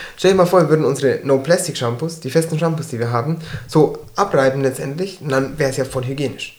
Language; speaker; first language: German; early bilingual, other home language; Turkish